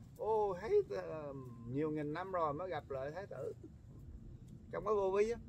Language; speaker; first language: Vietnamese; early bilingual, heritage; Vietnamese